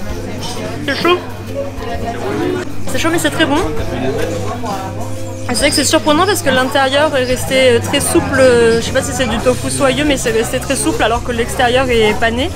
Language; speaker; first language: French; native; French